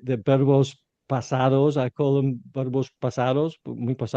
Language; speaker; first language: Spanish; non-native, fluent; English